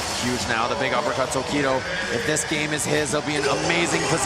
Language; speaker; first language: English; native; English